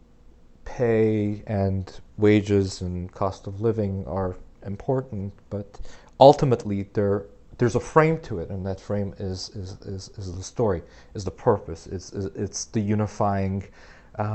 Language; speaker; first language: English; native; English